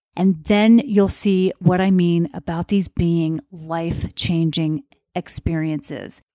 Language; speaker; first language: English; native; English